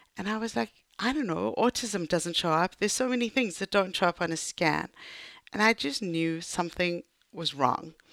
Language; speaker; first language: English; native; English